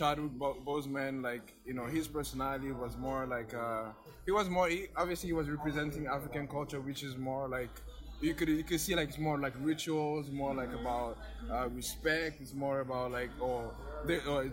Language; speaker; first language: English; non-native, fluent; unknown